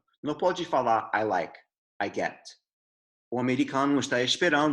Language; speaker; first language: Portuguese; non-native, fluent; English